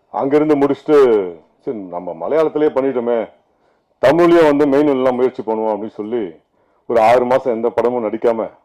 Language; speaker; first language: Tamil; native; Tamil